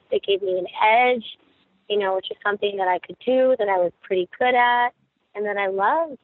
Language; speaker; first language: English; native; English